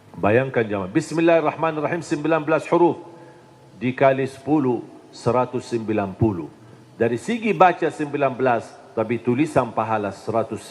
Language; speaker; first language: Indonesian; non-native, fluent; Arabic